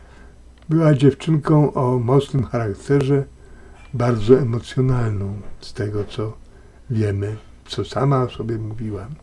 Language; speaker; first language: Polish; native; Polish